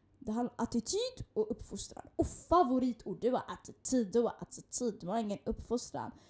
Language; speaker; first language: Swedish; early bilingual, other home language; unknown